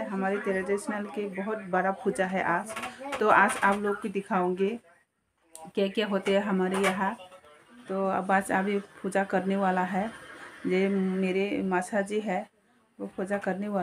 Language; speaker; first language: Hindi; non-native, local second language; Kok Borok